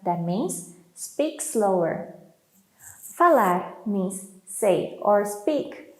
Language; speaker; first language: English; non-native, fluent; Portuguese